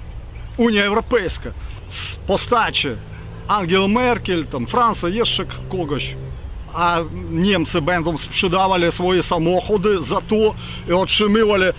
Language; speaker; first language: Polish; non-native, fluent; Ukrainian